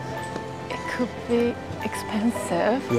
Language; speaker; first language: English; non-native, learner; Japanese